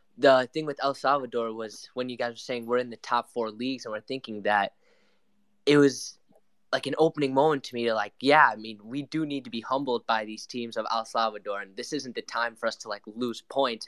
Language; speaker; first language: English; native; English